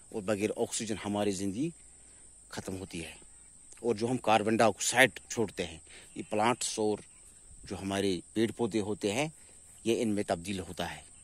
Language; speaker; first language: Urdu; non-native, local second language; Kashmiri